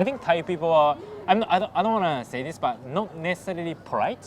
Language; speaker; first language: English; non-native, fluent; Japanese